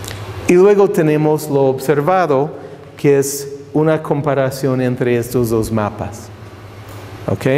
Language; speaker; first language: Spanish; non-native, fluent; English